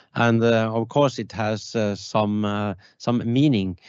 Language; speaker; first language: English; non-native, fluent; Norwegian